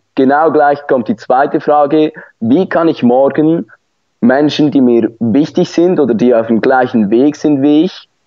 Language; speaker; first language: German; native; German